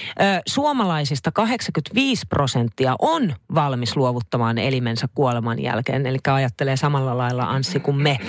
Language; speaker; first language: Finnish; native; Finnish